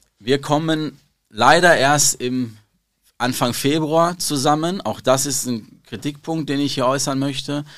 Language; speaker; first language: German; early bilingual, other home language; Arabic